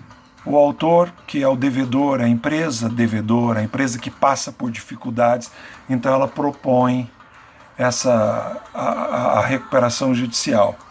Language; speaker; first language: Portuguese; native; Portuguese